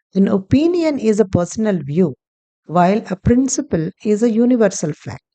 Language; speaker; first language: English; non-native, local second language; Telugu